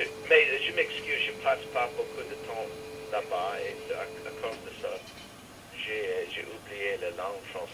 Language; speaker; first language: French; non-native, fluent; English